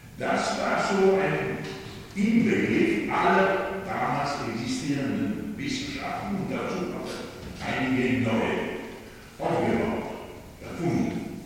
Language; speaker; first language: German; non-native, fluent; Polish